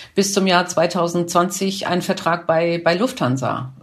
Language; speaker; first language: German; native; German